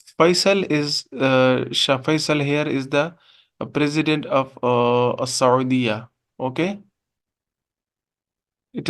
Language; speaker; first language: English; non-native, local second language; Urdu